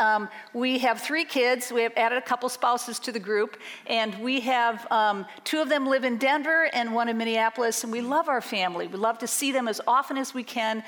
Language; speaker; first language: English; native; English